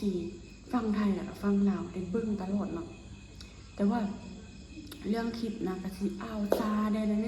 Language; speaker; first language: Thai; non-native, local second language; Lao